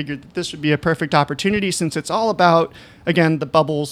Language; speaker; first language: English; native; English